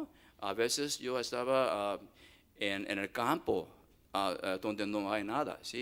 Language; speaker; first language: Spanish; non-native, learner; Korean